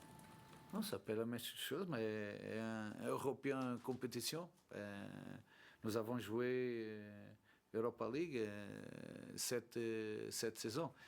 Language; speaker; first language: French; non-native, learner; Portuguese